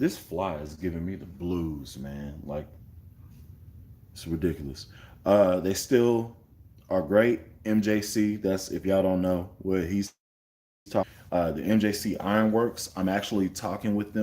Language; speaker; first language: English; native; English